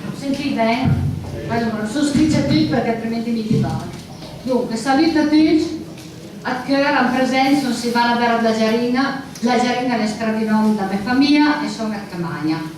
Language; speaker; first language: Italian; non-native, local second language; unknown